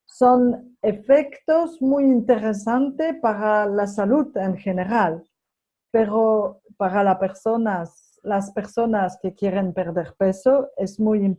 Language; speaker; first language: Spanish; non-native, fluent; French